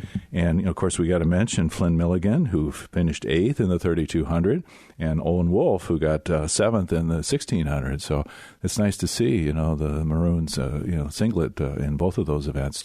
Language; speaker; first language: English; native; English